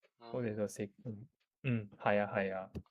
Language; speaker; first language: Chinese; non-native, learner; Japanese